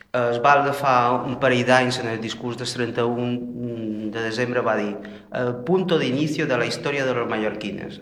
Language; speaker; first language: Catalan; native; Catalan